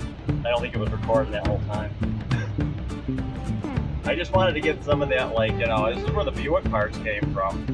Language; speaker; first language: English; native; English